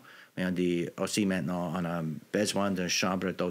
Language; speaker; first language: French; non-native, local second language; English